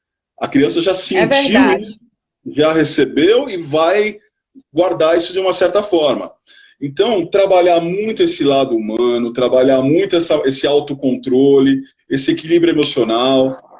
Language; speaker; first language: Portuguese; native; Portuguese